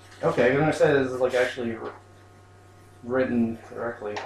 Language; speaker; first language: English; native; English